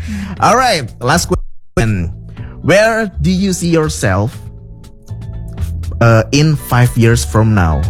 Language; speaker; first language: English; non-native, fluent; Indonesian